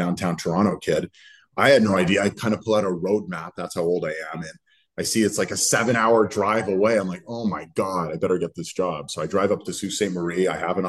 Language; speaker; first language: English; native; English